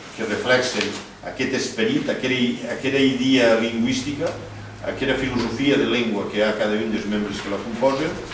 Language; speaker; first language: Catalan; non-native, local second language; Occitan